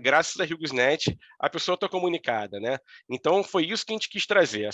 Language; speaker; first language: Portuguese; native; Portuguese